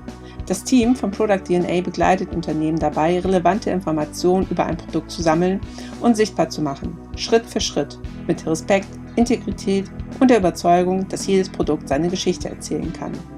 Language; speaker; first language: German; native; German